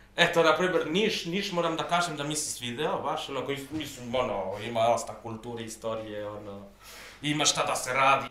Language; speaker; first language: Serbian; non-native, fluent; Spanish